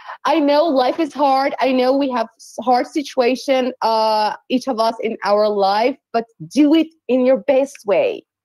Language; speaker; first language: English; non-native, fluent; Persian